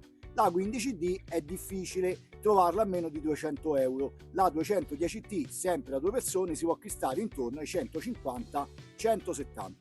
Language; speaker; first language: Italian; native; Italian